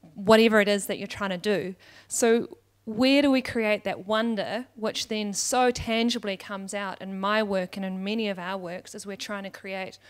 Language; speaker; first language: English; native; English